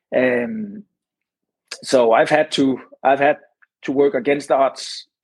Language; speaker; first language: English; non-native, fluent; Danish